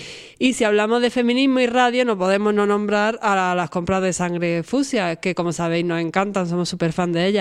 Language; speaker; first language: Spanish; native; Spanish